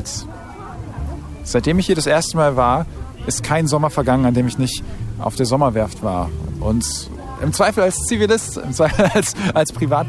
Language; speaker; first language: German; native; German